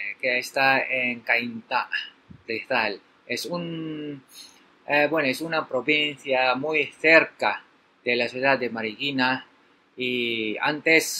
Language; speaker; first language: Spanish; non-native, learner; Filipino